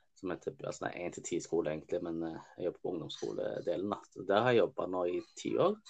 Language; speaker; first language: Norwegian; early bilingual, other home language; Somali